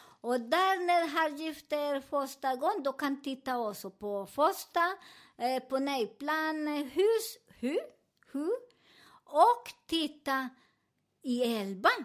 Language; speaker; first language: Swedish; non-native, learner; Spanish